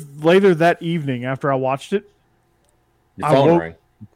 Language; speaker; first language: English; native; English